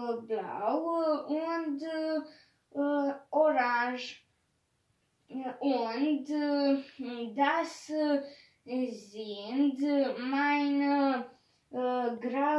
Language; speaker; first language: German; non-native, learner; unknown